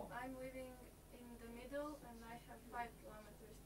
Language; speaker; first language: English; non-native, learner; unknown